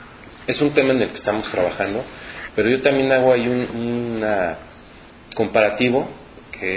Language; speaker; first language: Spanish; native; Spanish